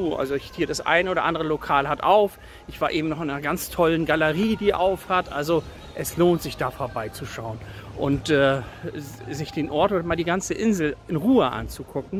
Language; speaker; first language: German; native; German